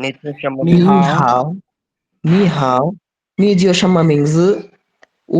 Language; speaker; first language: Chinese; non-native, learner; Bangla